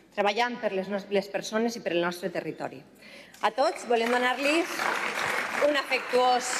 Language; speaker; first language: Catalan; non-native, local second language; Spanish